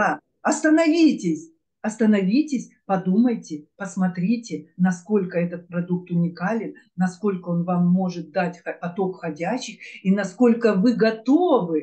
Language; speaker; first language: Russian; native; Russian